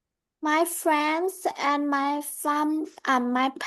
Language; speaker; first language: English; non-native, learner; Vietnamese